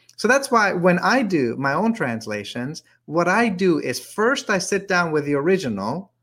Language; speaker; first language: English; native; English